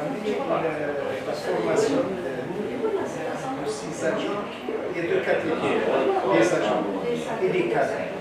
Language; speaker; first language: French; non-native, local second language; Arabic